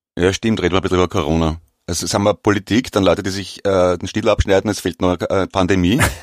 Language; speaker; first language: German; native; German